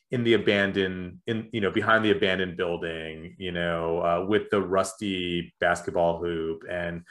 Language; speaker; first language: English; native; English